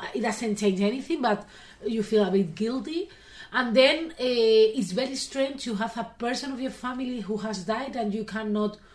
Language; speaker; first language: English; non-native, fluent; Spanish